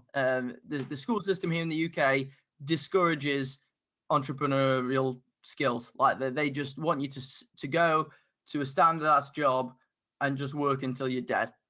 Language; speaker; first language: English; native; English